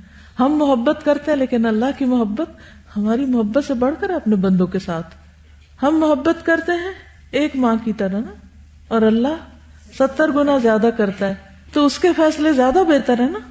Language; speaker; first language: Urdu; native; Urdu